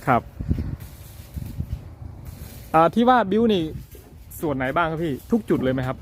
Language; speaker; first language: Thai; non-native, local second language; Northern Khmer